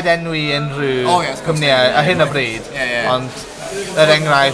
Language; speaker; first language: Welsh; non-native, local second language; English